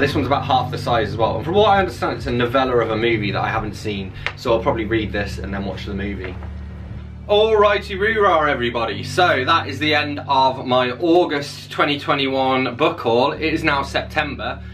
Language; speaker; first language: English; native; English